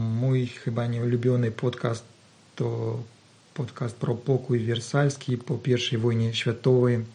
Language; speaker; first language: Polish; non-native, learner; Ukrainian